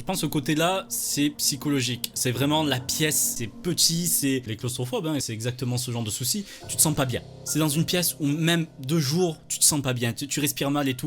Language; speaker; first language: French; native; French